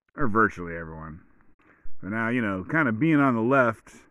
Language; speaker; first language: English; native; English